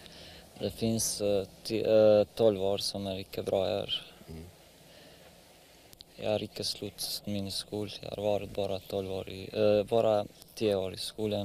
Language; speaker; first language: Swedish; non-native, learner; Albanian